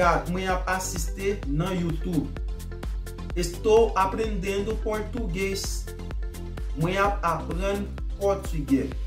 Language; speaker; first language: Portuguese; non-native, learner; Haitian Creole